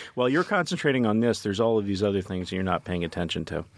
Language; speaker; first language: English; native; English